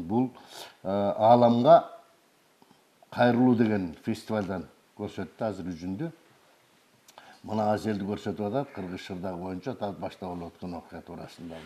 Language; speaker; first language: Kyrgyz; native; Kyrgyz